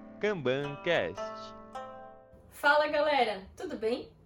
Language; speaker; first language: Portuguese; native; Portuguese